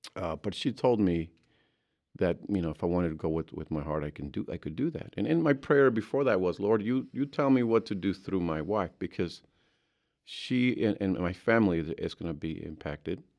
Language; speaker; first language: English; early bilingual, other home language; Spanish